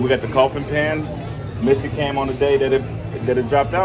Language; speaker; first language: English; native; English